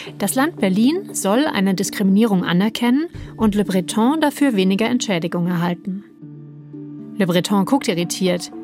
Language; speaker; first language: German; native; German